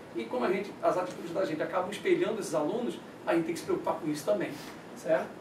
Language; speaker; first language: Portuguese; native; Portuguese